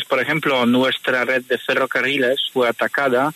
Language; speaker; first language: Spanish; non-native, fluent; Polish